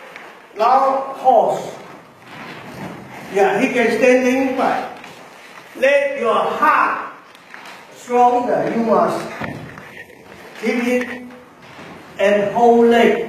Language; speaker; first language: English; non-native, learner; Chinese